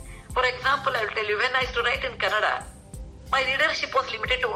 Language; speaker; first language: English; non-native, local second language; Kannada